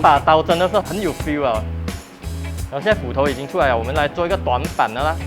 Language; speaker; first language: Chinese; native; Chinese